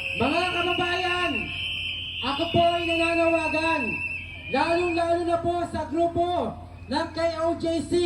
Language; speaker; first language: Filipino; native; Filipino